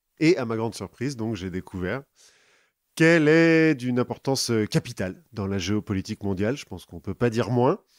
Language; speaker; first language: French; native; French